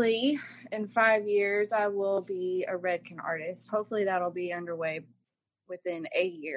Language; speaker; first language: English; native; English